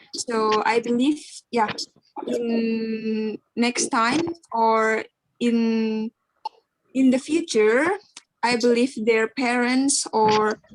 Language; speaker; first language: English; non-native, learner; Indonesian